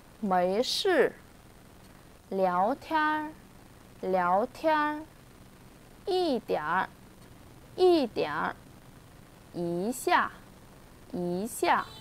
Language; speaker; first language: Chinese; non-native, fluent; Vietnamese